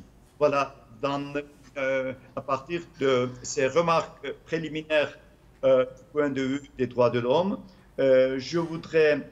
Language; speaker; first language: French; non-native, fluent; Turkish